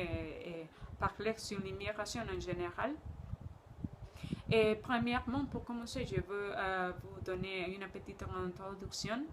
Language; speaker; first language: French; non-native, learner; Spanish